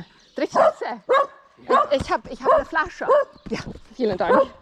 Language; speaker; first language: German; non-native, learner; English